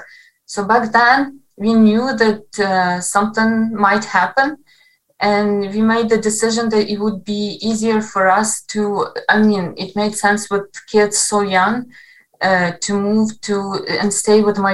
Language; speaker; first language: English; non-native, fluent; Ukrainian